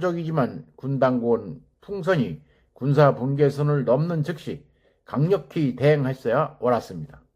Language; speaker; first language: Korean; native; Korean